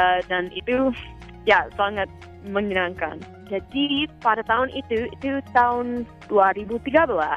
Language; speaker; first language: Indonesian; non-native, fluent; English